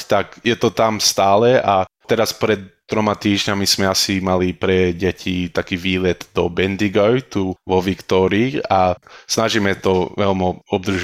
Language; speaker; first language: Slovak; early bilingual, heritage; Slovak